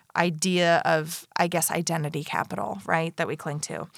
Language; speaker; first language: English; native; English